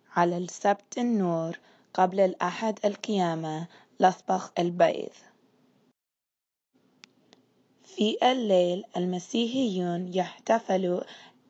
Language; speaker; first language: Arabic; non-native, learner; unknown